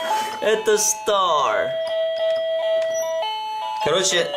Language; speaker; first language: Russian; native; Russian